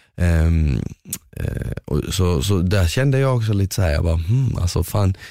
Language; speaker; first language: Swedish; early bilingual, other home language; Bosnian